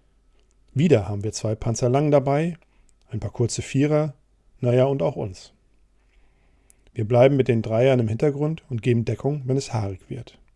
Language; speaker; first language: German; native; German